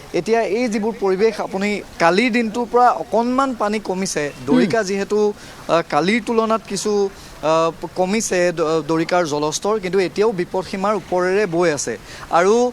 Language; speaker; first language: Assamese; native; Assamese